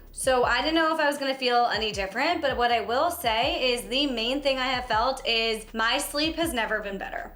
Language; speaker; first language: English; native; English